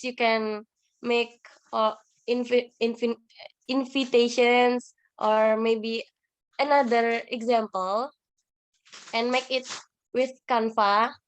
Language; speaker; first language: English; non-native, learner; Indonesian